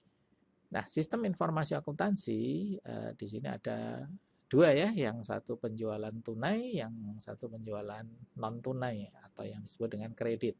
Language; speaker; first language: Indonesian; native; Indonesian